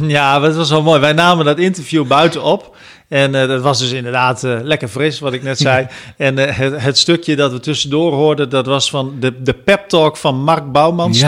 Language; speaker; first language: Dutch; native; Dutch